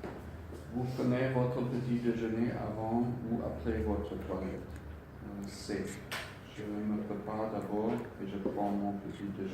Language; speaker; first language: French; non-native, learner; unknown